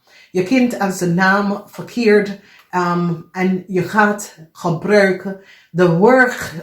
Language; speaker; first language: Dutch; non-native, fluent; English